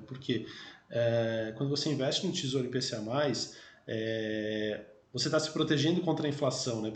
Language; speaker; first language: Portuguese; native; Portuguese